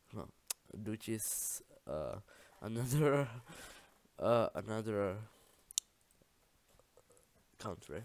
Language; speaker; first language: English; non-native, learner; Czech